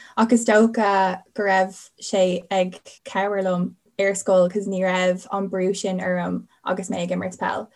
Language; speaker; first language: Irish; non-native, local second language; English